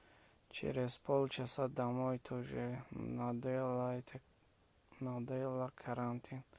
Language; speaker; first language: Russian; non-native, learner; Tajik